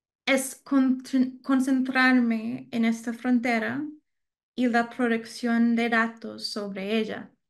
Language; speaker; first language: Spanish; non-native, learner; English